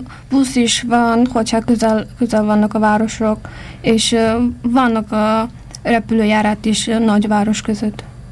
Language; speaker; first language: Hungarian; non-native, fluent; Uyghur